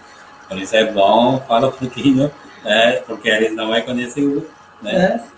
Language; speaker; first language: Portuguese; non-native, learner; Chinese